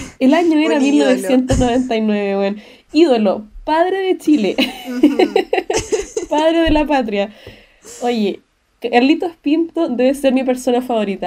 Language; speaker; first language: Spanish; native; Spanish